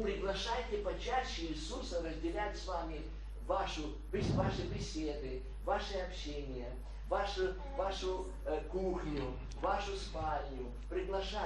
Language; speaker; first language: Polish; non-native, learner; Russian